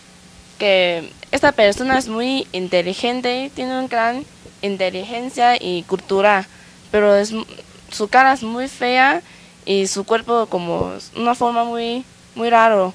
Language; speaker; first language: Spanish; non-native, learner; Chinese